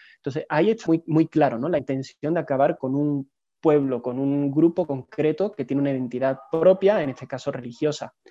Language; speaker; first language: Spanish; native; Spanish